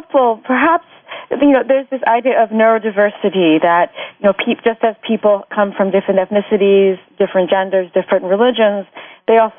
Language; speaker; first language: English; native; English